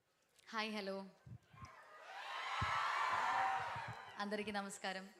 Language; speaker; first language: Telugu; non-native, learner; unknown